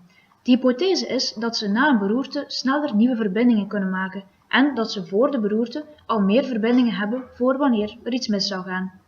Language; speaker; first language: Dutch; native; Dutch